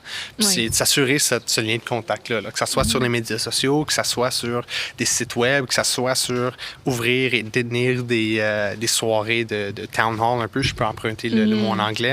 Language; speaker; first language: French; native; French